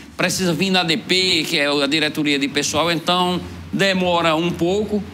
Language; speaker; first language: Portuguese; native; Portuguese